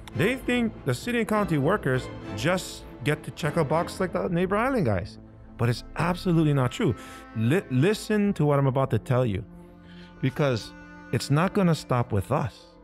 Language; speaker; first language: English; native; English